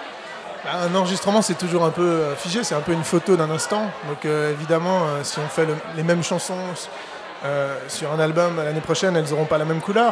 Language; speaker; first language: French; native; French